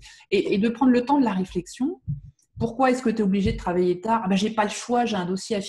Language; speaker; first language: French; native; French